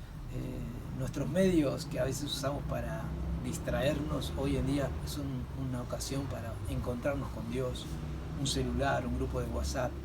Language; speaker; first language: Spanish; native; Spanish